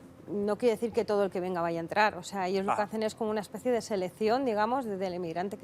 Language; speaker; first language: Spanish; native; Spanish